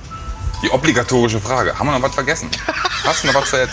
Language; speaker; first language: German; native; German